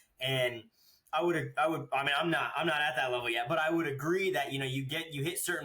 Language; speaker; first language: English; native; English